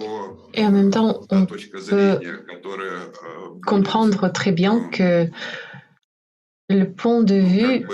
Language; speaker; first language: French; non-native, fluent; Russian